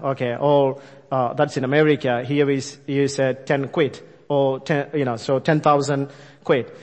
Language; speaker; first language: English; non-native, local second language; Malayalam